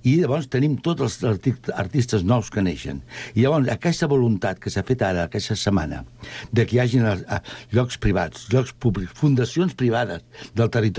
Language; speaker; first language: Catalan; native; Catalan